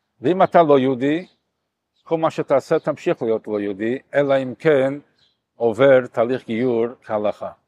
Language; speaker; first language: Hebrew; non-native, fluent; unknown